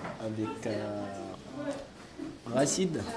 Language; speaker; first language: French; non-native, learner; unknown